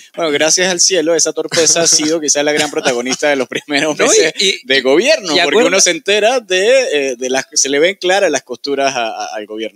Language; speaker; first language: Spanish; native; Spanish